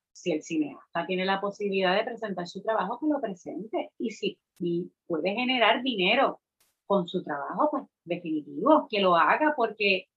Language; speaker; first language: Spanish; native; Spanish